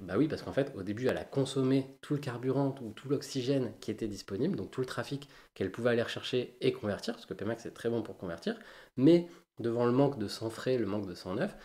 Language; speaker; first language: French; native; French